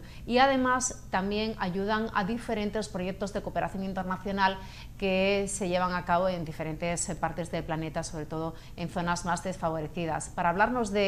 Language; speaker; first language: Spanish; native; Spanish